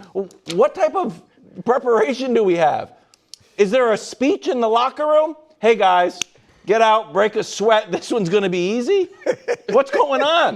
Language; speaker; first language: English; native; English